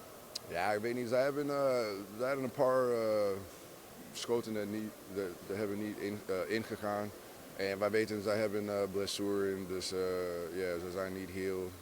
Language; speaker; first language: Dutch; non-native, fluent; English